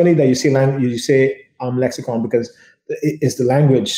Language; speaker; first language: English; non-native, local second language; Yoruba